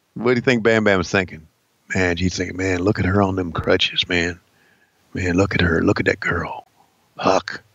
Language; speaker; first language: English; native; English